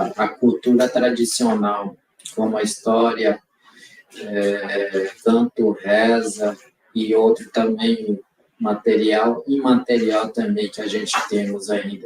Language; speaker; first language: Portuguese; non-native, local second language; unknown